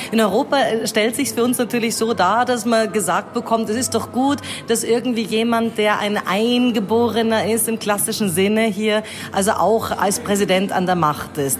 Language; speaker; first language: German; native; German